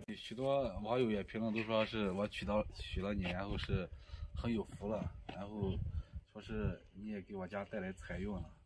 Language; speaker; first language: Chinese; native; Chinese